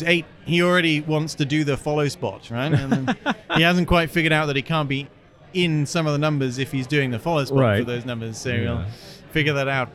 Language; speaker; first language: English; native; English